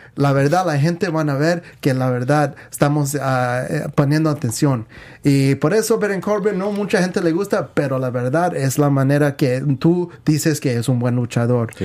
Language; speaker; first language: Spanish; native; Spanish